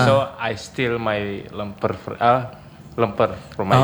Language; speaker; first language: English; non-native, learner; Indonesian